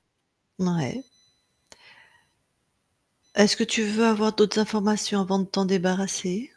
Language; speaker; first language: French; native; French